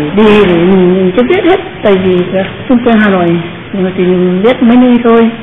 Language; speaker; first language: Vietnamese; non-native, learner; Lao